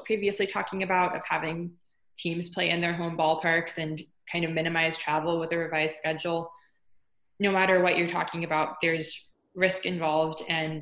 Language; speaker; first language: English; native; English